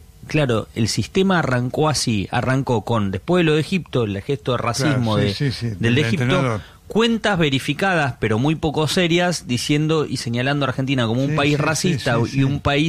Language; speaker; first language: Spanish; native; Spanish